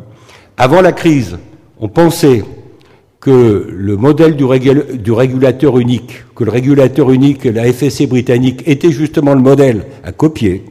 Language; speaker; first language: French; native; French